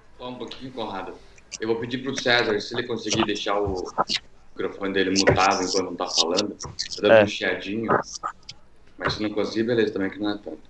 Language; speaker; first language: Portuguese; native; Portuguese